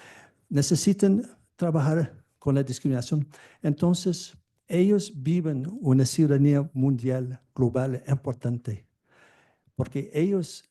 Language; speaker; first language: Spanish; non-native, fluent; French